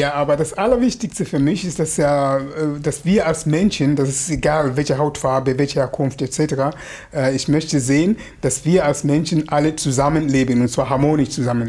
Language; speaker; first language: German; non-native, fluent; Swahili